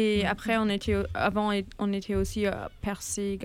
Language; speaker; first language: French; non-native, fluent; German